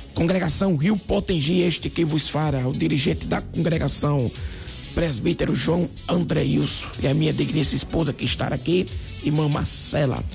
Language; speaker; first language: Portuguese; native; Portuguese